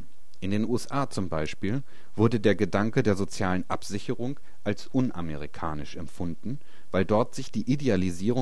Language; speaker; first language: German; native; German